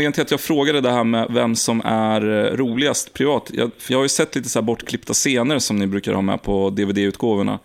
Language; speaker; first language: Swedish; native; Swedish